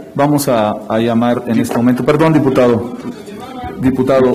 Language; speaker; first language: Spanish; native; Spanish